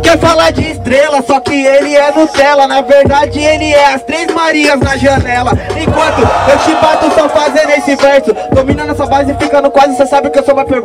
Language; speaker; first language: Portuguese; native; Portuguese